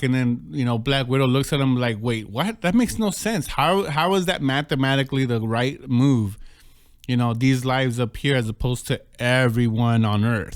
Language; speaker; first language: English; native; English